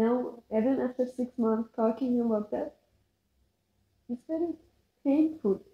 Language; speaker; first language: English; non-native, learner; Persian